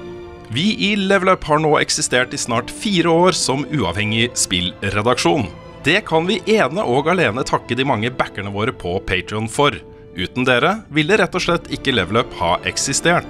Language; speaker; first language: Norwegian; native; Norwegian